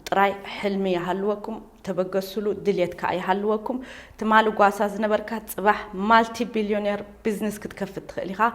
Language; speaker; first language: Tigrinya; early bilingual, heritage; Tigrinya